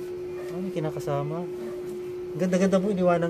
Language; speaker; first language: Filipino; native; Filipino